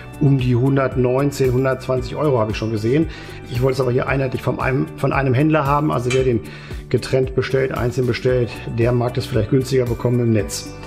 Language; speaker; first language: German; native; German